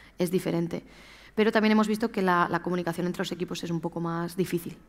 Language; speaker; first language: Spanish; native; Spanish